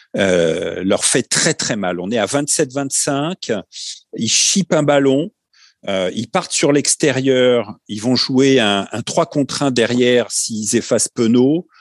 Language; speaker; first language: French; native; French